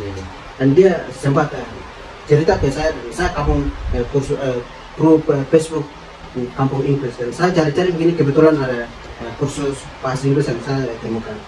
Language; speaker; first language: Indonesian; non-native, local second language; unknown